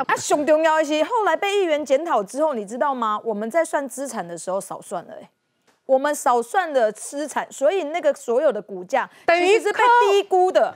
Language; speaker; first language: Chinese; native; Chinese